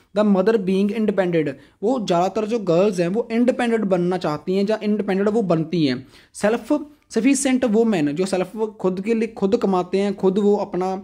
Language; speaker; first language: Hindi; non-native, local second language; Punjabi